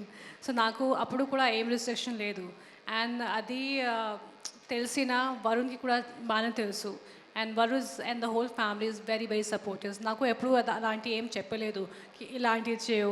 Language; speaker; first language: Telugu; non-native, fluent; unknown